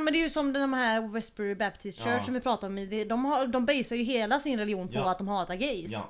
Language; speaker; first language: Swedish; native; Swedish